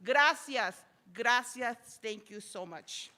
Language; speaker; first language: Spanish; early bilingual, other home language; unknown